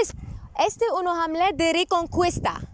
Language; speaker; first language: Spanish; non-native, learner; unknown